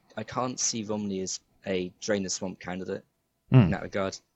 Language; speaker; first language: English; native; English